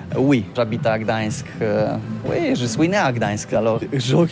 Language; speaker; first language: French; non-native, learner; Polish